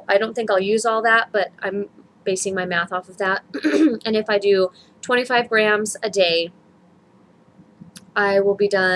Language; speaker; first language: English; native; English